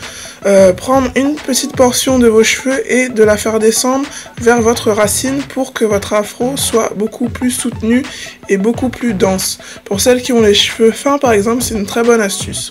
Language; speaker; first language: French; native; French